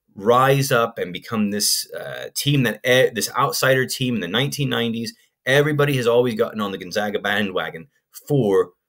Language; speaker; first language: English; native; English